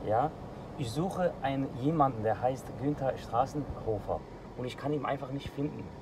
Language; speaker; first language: German; non-native, fluent; Danish